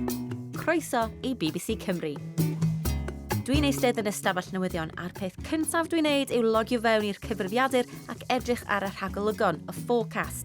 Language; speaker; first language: Welsh; native; Welsh